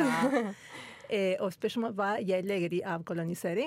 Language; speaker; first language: Norwegian; non-native, fluent; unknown